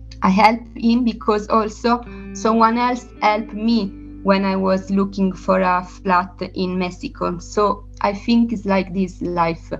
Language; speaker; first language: English; non-native, learner; Italian